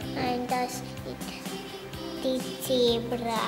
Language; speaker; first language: German; non-native, learner; Slovenian